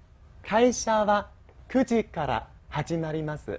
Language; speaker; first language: Japanese; non-native, fluent; Chinese